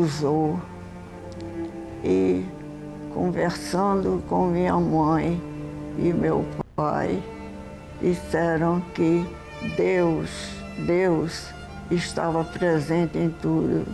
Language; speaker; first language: Portuguese; early bilingual, heritage; Portuguese